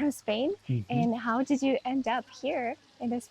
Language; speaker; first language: English; non-native, fluent; Russian